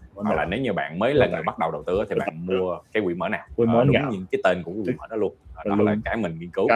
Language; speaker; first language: Vietnamese; native; Vietnamese